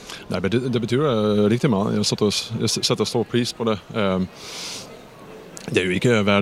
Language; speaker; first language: Danish; non-native, fluent; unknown